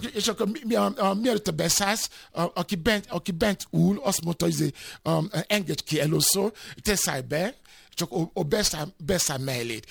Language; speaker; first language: Hungarian; non-native, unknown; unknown